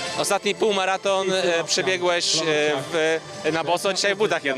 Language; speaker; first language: Polish; native; Polish